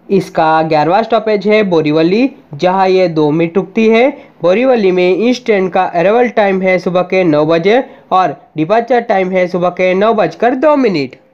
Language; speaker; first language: Hindi; non-native, local second language; Gujarati